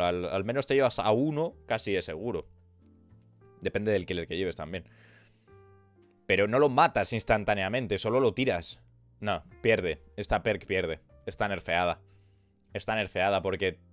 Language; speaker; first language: Spanish; native; Spanish